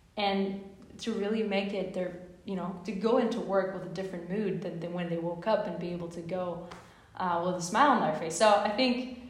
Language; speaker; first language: English; non-native, fluent; Czech